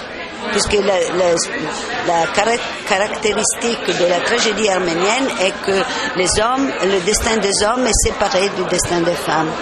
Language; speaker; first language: French; non-native, fluent; Italian